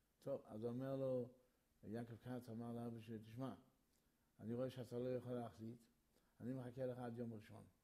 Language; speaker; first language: Hebrew; early bilingual, other home language; Yiddish